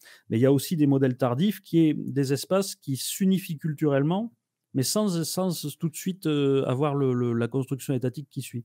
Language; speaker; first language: French; native; French